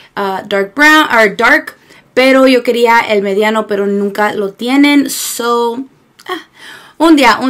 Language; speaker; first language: Spanish; early bilingual, heritage; Spanish